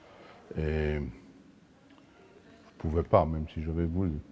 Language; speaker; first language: French; non-native, local second language; Luxembourgish